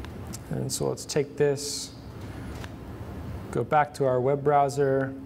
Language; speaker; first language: English; native; English